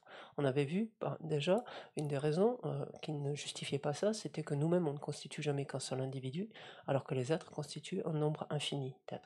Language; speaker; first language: French; native; French